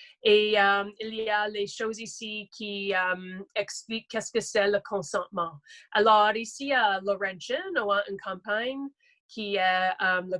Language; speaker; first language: French; non-native, local second language; English